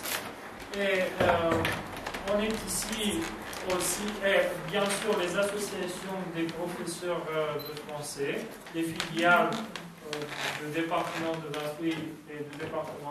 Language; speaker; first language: French; non-native, fluent; Romanian